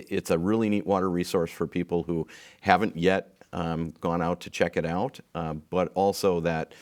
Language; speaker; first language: English; native; English